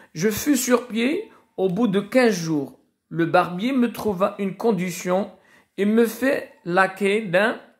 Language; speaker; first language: French; non-native, local second language; Arabic